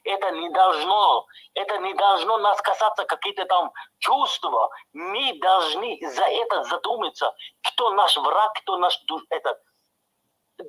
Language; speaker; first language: Russian; non-native, local second language; Tajik